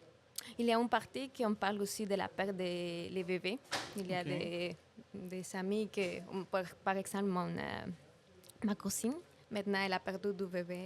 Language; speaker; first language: French; non-native, learner; Spanish